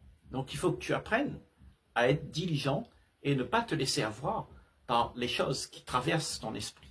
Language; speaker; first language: French; native; French